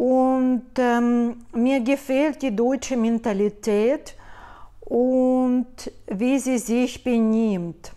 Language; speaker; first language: German; non-native, fluent; Russian